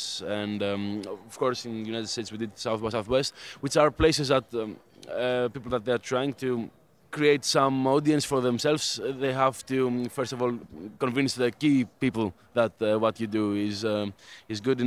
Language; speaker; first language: English; non-native, fluent; Greek